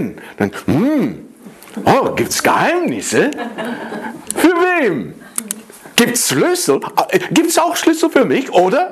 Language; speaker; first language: German; non-native, fluent; Dutch